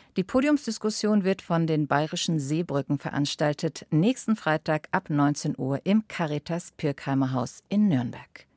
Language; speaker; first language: German; native; German